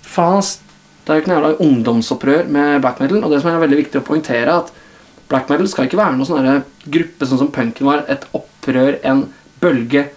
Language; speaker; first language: Norwegian; native; Norwegian